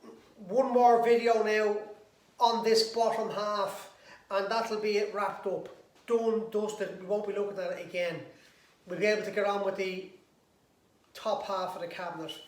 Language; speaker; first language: English; native; English